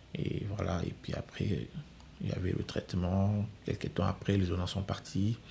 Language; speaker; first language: French; non-native, local second language; Lingala